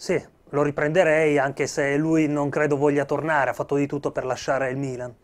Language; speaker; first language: Italian; native; Italian